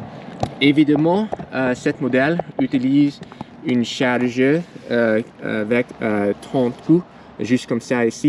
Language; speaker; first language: French; non-native, learner; English